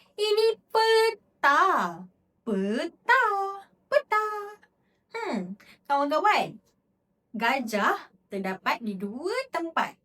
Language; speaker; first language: Malay; native; Malay